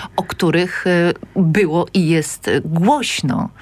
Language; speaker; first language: Polish; native; Polish